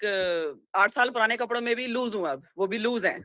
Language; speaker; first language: Hindi; native; Hindi